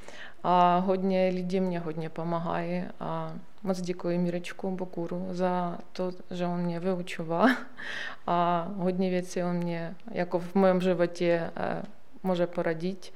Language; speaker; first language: Czech; non-native, learner; Ukrainian